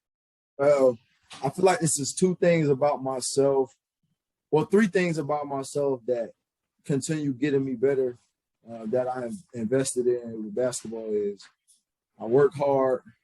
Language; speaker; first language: English; native; English